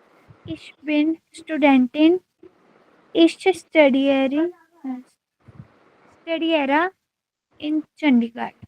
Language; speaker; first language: German; non-native, learner; Hindi